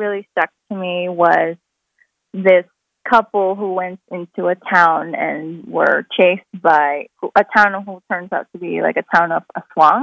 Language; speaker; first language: English; non-native, local second language; Filipino